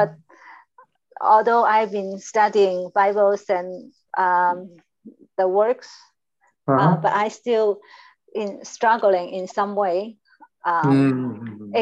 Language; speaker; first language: English; non-native, learner; Chinese